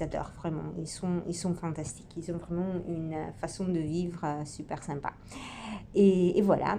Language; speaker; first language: French; non-native, fluent; Italian